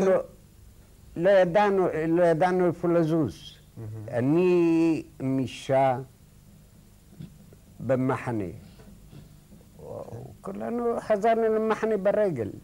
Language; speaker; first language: Hebrew; non-native, fluent; Arabic